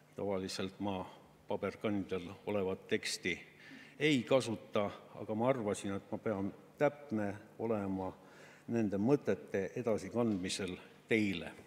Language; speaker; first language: Estonian; non-native, local second language; Russian